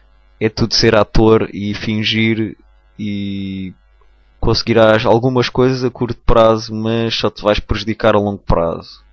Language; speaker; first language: Portuguese; native; Portuguese